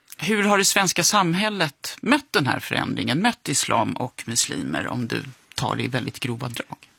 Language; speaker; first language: Swedish; native; Swedish